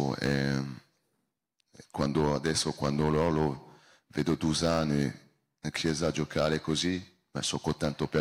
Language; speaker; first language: Italian; non-native, learner; French